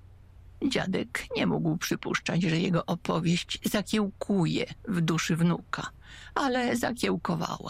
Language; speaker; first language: Polish; native; Polish